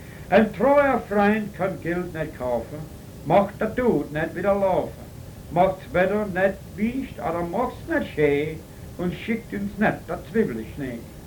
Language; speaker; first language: German; early bilingual, other home language; Pennsylvania German